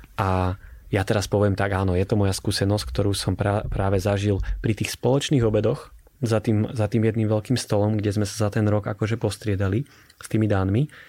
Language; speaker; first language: Slovak; native; Slovak